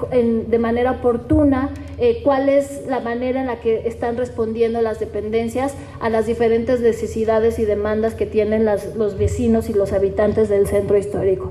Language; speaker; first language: Spanish; native; Spanish